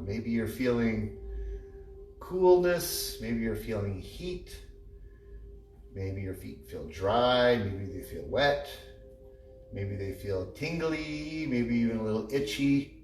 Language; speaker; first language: English; native; English